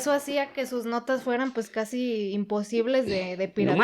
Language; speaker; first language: Spanish; native; Spanish